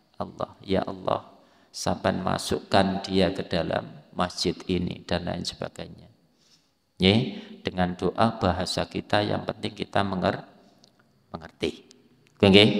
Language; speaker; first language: Indonesian; native; Indonesian